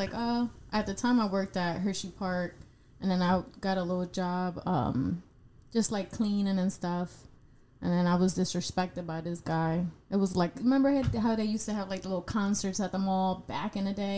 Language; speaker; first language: English; non-native, fluent; Spanish